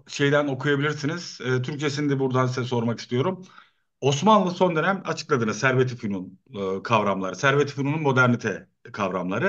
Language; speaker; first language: Turkish; native; Turkish